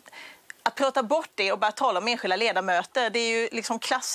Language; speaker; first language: Swedish; native; Swedish